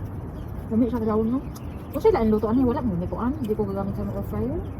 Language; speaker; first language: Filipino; non-native, local second language; Cebuano